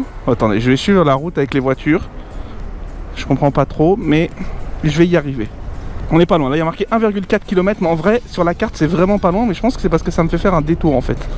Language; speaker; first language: French; native; French